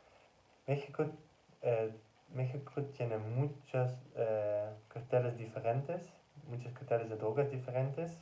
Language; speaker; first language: Spanish; non-native, learner; Dutch